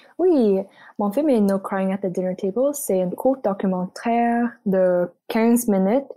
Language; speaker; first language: French; non-native, local second language; English